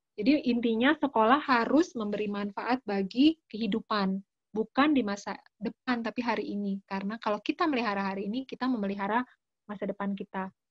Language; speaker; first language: Indonesian; native; Indonesian